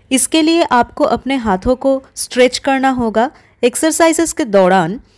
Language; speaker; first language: Hindi; native; Hindi